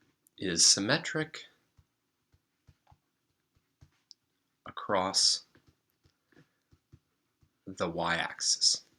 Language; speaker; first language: English; native; English